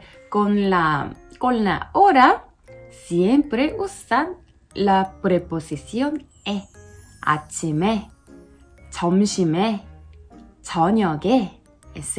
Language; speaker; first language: Spanish; non-native, learner; Korean